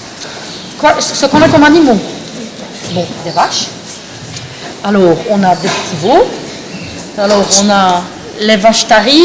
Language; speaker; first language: French; native; French